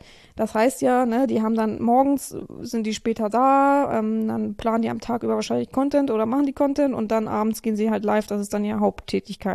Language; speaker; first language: German; native; German